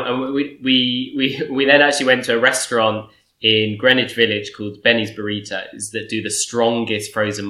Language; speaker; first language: English; native; English